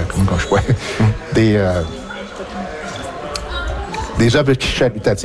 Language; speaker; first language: French; native; French